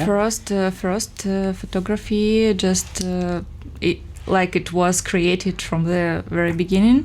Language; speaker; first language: English; non-native, fluent; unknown